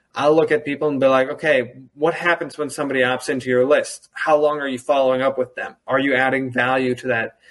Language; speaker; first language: English; early bilingual, other home language; German